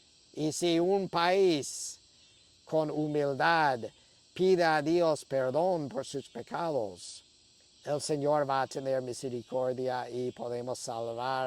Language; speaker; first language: Spanish; non-native, fluent; English